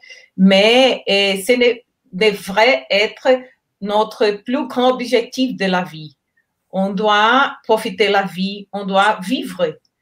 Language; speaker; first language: French; non-native, learner; Portuguese